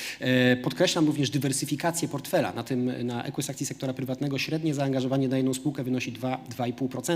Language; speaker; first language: Polish; native; Polish